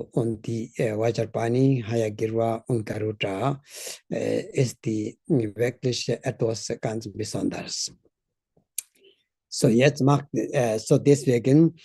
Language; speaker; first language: German; non-native, learner; Tibetan